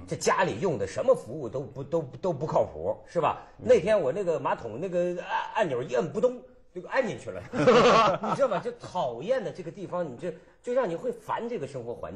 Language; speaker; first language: Chinese; native; Chinese